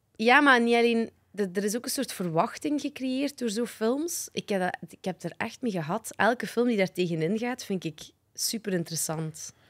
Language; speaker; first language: Dutch; native; Dutch